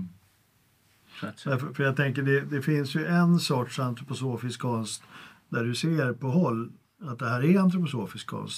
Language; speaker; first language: Swedish; native; Swedish